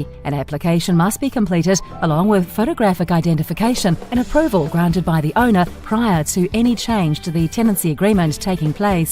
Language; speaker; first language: English; native; English